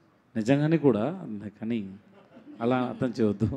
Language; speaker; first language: Telugu; non-native, learner; Tamil